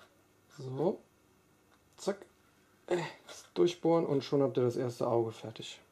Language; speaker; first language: German; native; German